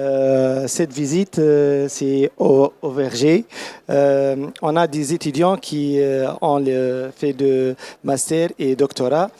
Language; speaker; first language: French; non-native, learner; Arabic